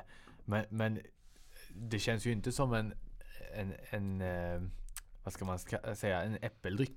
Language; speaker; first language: Swedish; native; Swedish